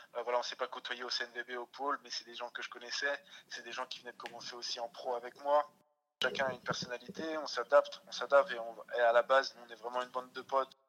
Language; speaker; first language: French; early bilingual, other home language; Russian